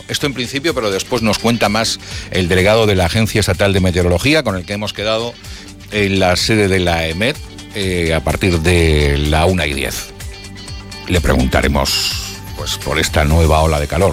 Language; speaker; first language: Spanish; native; Spanish